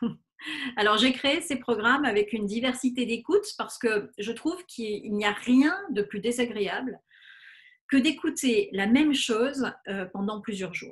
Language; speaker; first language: French; native; French